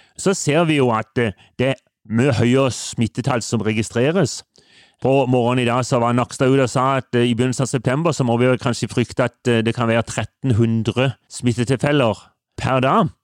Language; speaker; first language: Norwegian; native; Norwegian